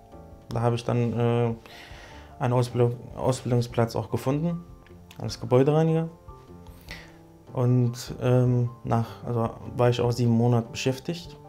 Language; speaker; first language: German; early bilingual, other home language; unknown